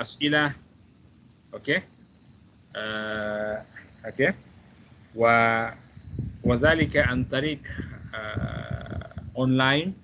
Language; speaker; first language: Arabic; non-native, fluent; Malay